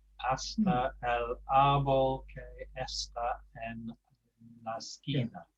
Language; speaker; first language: Spanish; non-native, fluent; English